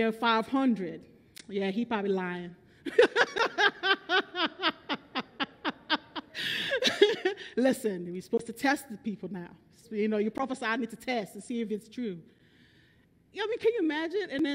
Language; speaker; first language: English; non-native, local second language; Igbo